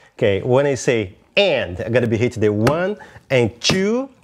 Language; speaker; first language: English; non-native, fluent; Portuguese